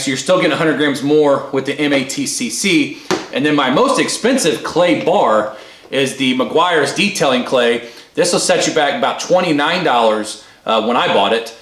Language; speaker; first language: English; native; English